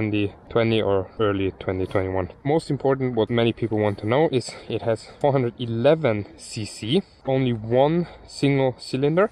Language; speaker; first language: English; non-native, fluent; German